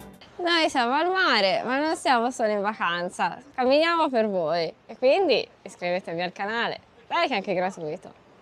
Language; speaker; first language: Italian; native; Italian